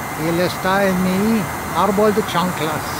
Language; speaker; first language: Spanish; non-native, learner; English